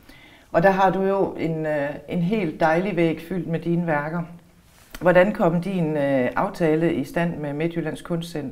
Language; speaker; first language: Danish; native; Danish